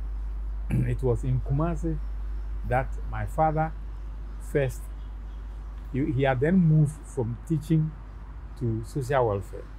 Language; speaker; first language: English; non-native, local second language; Akan